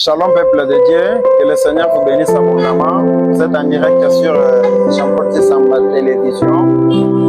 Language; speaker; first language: French; non-native, local second language; Lingala